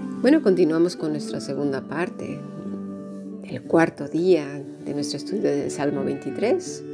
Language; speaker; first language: Spanish; native; Spanish